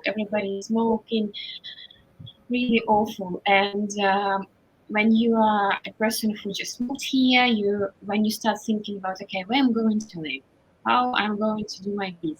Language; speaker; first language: English; non-native, fluent; Russian